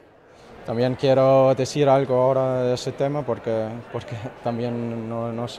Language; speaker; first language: Spanish; non-native, fluent; Danish